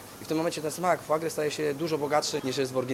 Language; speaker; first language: Polish; native; Polish